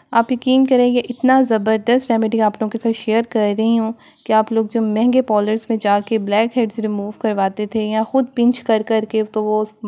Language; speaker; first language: Hindi; native; Hindi